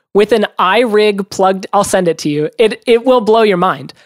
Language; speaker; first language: English; native; English